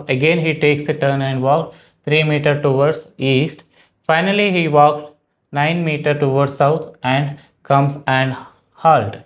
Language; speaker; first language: English; non-native, local second language; Kannada